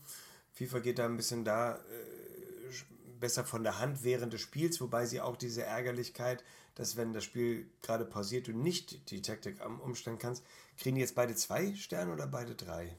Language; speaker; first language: German; native; German